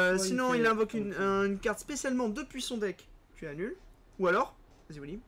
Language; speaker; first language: French; native; French